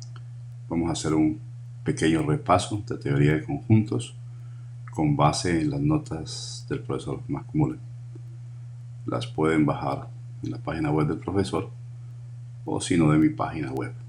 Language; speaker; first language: Spanish; native; Spanish